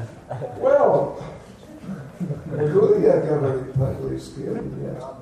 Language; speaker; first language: Russian; non-native, learner; English